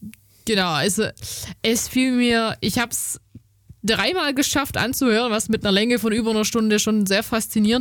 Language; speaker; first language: German; native; German